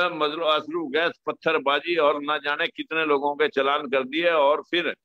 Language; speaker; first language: Hindi; native; Hindi